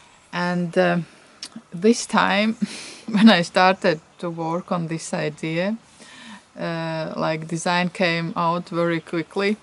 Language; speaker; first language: English; non-native, fluent; Latvian